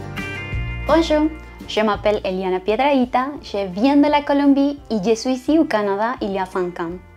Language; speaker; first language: French; non-native, learner; Spanish